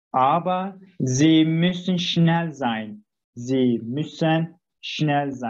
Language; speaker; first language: German; non-native, learner; Turkish